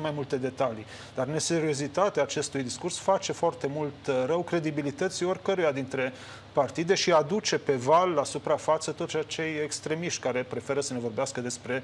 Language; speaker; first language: Romanian; native; Romanian